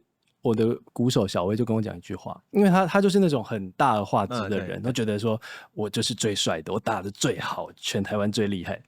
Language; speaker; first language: Chinese; native; Chinese